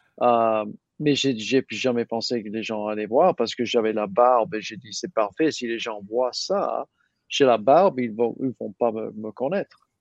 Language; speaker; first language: French; non-native, learner; English